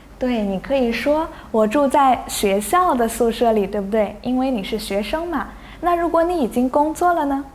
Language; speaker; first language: Chinese; native; Chinese